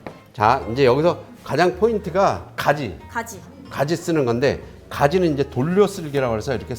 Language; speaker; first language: Korean; native; Korean